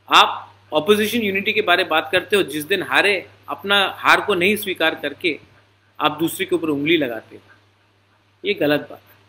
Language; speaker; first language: Hindi; non-native, local second language; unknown